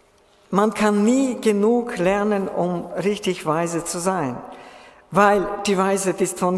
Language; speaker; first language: German; non-native, fluent; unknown